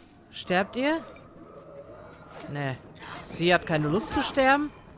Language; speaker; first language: German; native; German